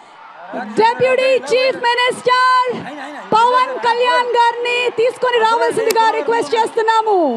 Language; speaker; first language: Telugu; native; Telugu